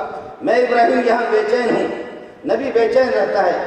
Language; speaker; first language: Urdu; non-native, local second language; Brahui